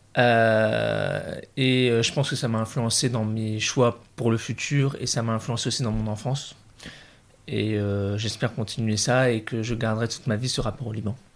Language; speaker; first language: French; native; French